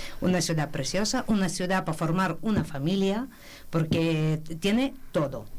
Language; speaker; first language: Spanish; non-native, fluent; Ukrainian